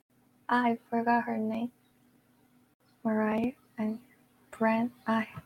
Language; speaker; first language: English; non-native, fluent; Korean